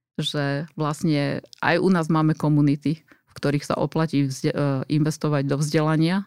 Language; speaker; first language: Slovak; native; Slovak